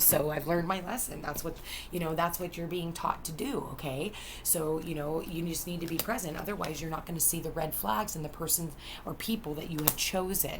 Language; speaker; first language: English; native; English